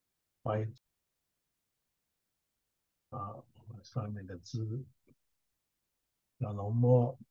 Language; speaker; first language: Chinese; native; Chinese